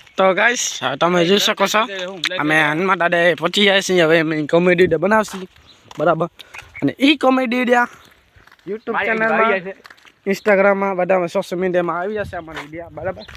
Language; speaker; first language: Gujarati; native; Gujarati